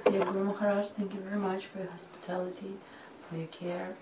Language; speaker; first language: English; non-native, fluent; Russian